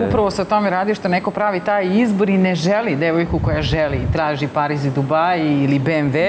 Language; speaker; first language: Serbian; native; Serbian